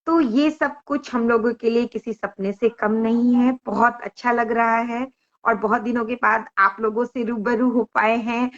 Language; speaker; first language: Hindi; native; Hindi